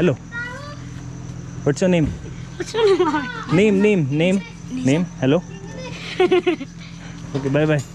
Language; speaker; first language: English; non-native, local second language; Hindi